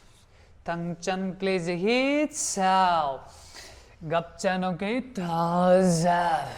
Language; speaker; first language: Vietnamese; non-native, learner; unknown